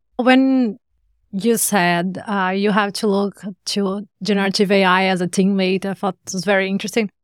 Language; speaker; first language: English; non-native, fluent; Portuguese